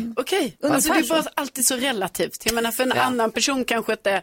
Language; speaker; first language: Swedish; native; Swedish